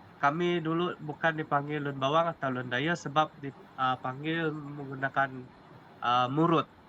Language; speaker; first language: Malay; non-native, local second language; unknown